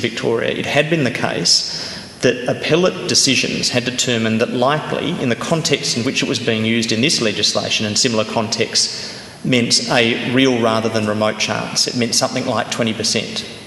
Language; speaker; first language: English; native; English